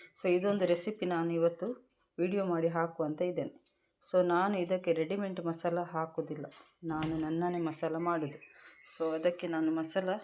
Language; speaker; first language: Kannada; non-native, local second language; Konkani